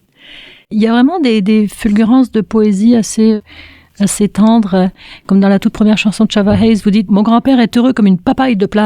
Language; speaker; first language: French; native; French